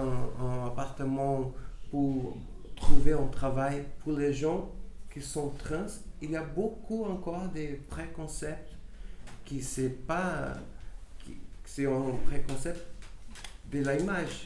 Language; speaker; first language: French; non-native, learner; Portuguese